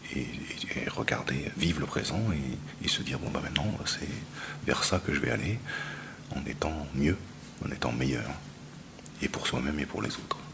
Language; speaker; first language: French; native; French